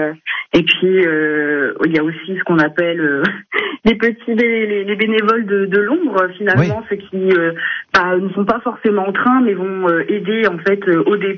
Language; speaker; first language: French; native; French